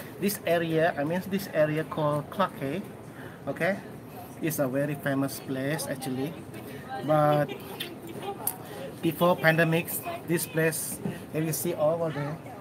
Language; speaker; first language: English; non-native, local second language; Malay